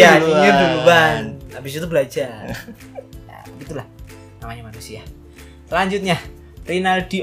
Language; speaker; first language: Indonesian; native; Indonesian